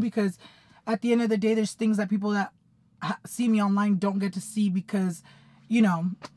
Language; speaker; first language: English; early bilingual, other home language; Spanish